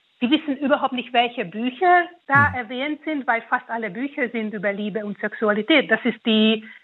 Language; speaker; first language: German; non-native, fluent; Hungarian